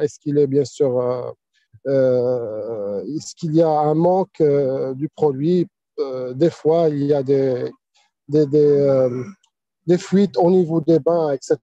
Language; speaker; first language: French; non-native, local second language; Arabic